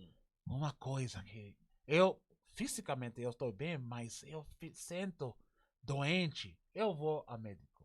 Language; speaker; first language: Portuguese; non-native, learner; English